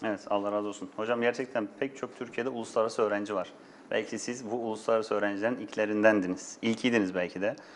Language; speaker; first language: Turkish; native; Turkish